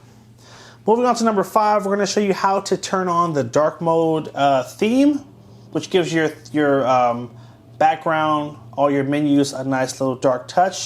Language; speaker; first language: English; native; English